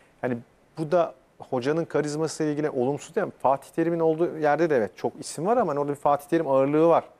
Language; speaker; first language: Turkish; native; Turkish